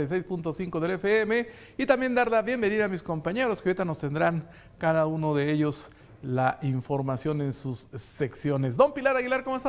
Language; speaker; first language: Spanish; native; Spanish